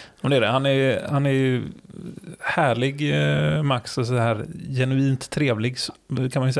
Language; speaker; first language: Swedish; native; Swedish